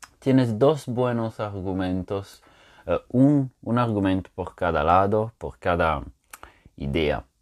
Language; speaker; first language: Spanish; non-native, fluent; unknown